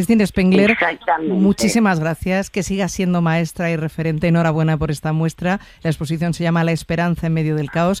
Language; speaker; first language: Spanish; native; Spanish